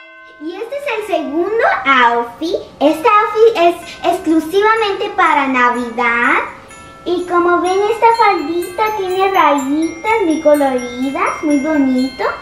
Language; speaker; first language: Spanish; early bilingual, other home language; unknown